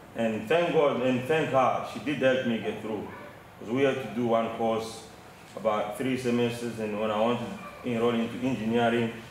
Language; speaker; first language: English; non-native, fluent; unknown